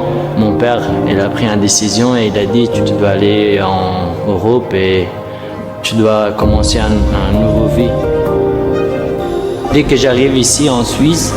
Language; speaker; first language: French; non-native, learner; Persian